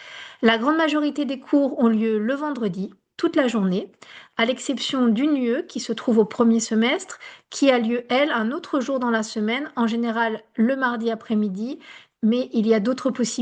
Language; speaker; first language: French; native; French